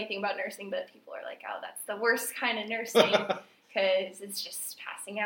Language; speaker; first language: English; native; English